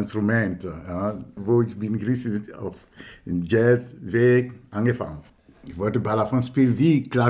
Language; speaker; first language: German; non-native, learner; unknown